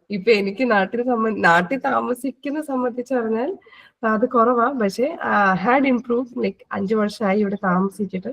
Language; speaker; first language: Malayalam; early bilingual, heritage; Malayalam